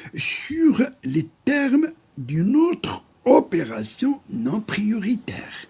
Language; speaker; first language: French; non-native, local second language; Arabic